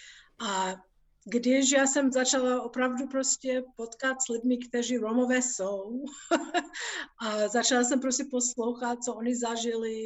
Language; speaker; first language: Czech; non-native, fluent; English